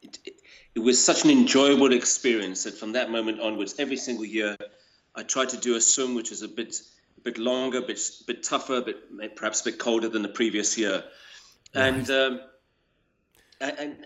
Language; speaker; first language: English; native; English